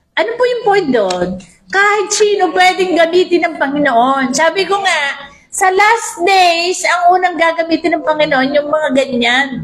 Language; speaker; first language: Filipino; native; Filipino